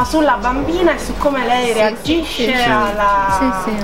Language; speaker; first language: Italian; native; Italian